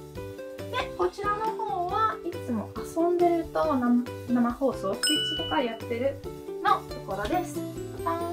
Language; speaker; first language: Japanese; non-native, fluent; Italian